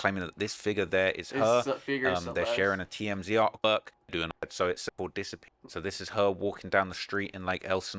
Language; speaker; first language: English; native; English